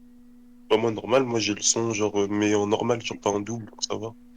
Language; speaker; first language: French; native; French